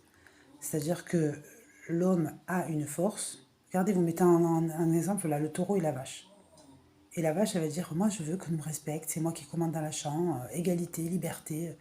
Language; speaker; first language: French; native; French